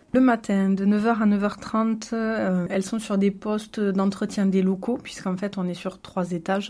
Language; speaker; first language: French; native; French